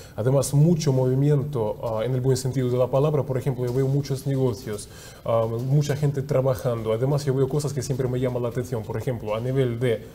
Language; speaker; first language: Spanish; non-native, fluent; Russian